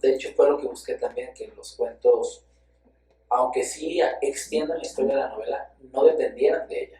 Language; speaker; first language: Spanish; native; Spanish